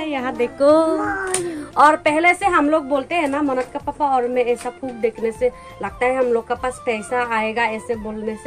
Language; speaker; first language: Hindi; non-native, local second language; Chakma